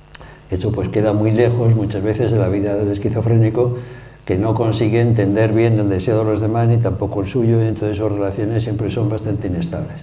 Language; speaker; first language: Spanish; native; Spanish